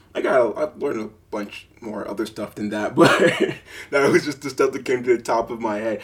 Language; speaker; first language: English; native; English